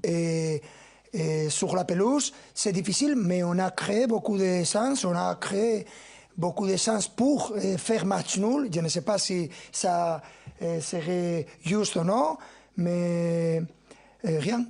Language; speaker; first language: French; non-native, fluent; Spanish